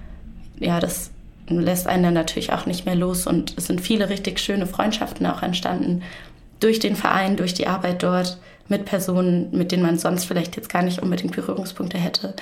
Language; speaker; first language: German; native; German